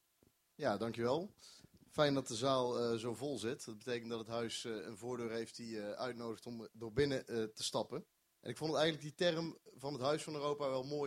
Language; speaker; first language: Dutch; native; Dutch